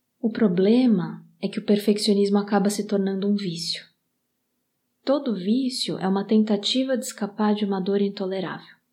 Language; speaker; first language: Portuguese; native; Portuguese